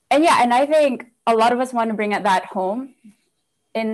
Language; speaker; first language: English; non-native, local second language; Filipino